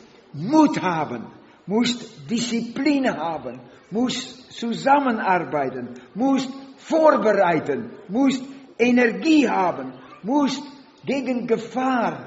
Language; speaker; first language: German; non-native, learner; Dutch